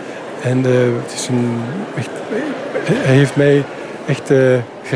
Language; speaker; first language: Dutch; non-native, fluent; French